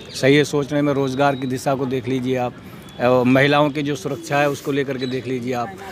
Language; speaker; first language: Hindi; native; Hindi